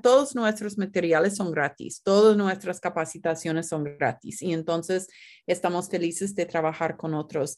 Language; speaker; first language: Spanish; non-native, fluent; English